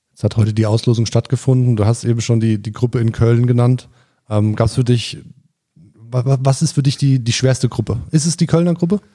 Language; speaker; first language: German; native; German